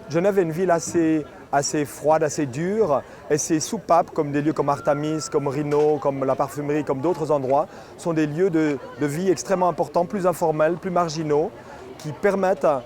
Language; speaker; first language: French; native; French